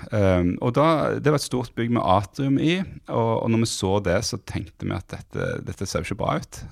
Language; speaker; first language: Norwegian; native; Norwegian